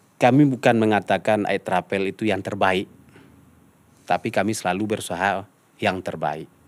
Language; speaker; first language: Indonesian; non-native, local second language; Minangkabau